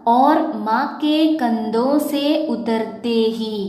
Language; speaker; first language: Hindi; non-native, local second language; Malayalam